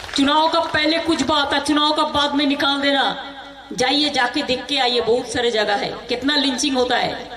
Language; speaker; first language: Hindi; non-native, local second language; Bangla